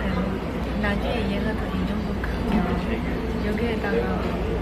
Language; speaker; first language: Korean; non-native, fluent; Chinese